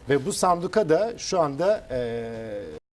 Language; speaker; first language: Turkish; native; Turkish